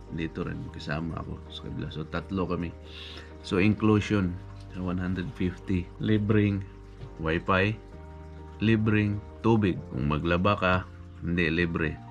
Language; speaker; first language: Filipino; non-native, local second language; Cebuano